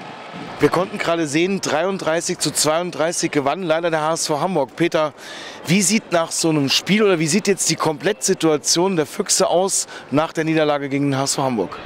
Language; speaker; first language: German; native; German